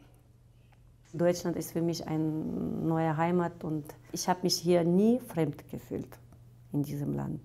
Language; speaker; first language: German; non-native, fluent; Russian